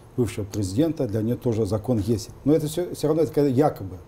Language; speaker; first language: Russian; non-native, local second language; Uzbek